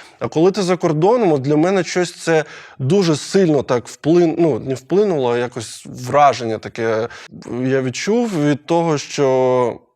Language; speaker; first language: Ukrainian; non-native, local second language; Russian